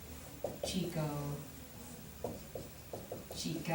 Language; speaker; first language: Spanish; non-native, learner; English